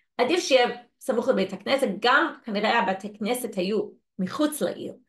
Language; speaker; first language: Hebrew; non-native, fluent; English